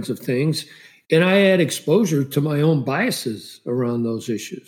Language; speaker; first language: English; native; English